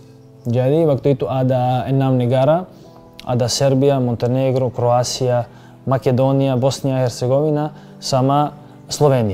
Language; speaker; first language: Indonesian; non-native, fluent; Serbian